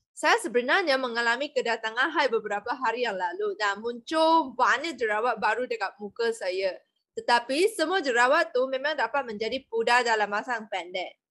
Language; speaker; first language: Malay; non-native, local second language; Chinese